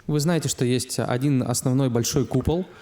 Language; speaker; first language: Russian; native; Russian